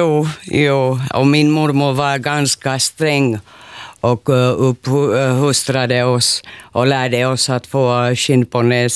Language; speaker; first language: Swedish; non-native, local second language; Finnish